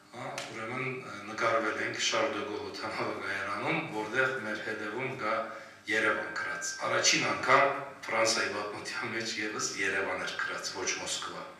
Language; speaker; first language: Armenian; early bilingual, heritage; Armenian